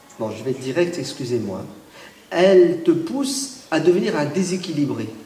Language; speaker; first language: French; early bilingual, other home language; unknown